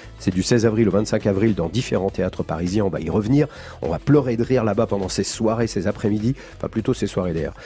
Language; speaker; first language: French; native; French